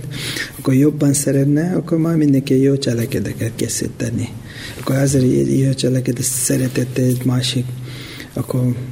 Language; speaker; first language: Hungarian; non-native, learner; Tibetan